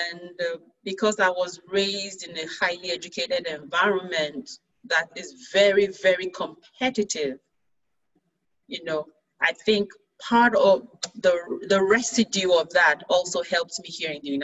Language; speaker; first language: English; non-native, local second language; Yoruba